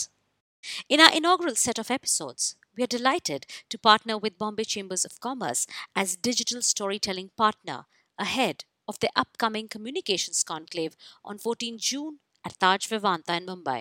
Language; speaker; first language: English; non-native, local second language; Hindi